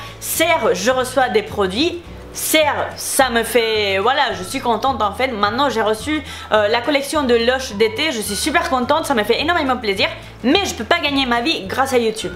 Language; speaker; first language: French; non-native, fluent; Spanish